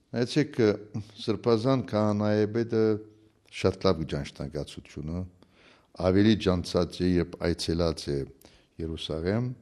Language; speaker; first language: Armenian; early bilingual, heritage; Armenian